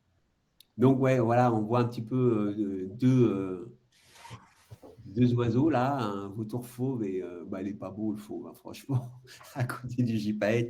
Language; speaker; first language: French; native; French